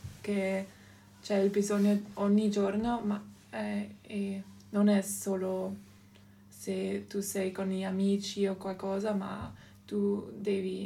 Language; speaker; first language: Italian; non-native, local second language; German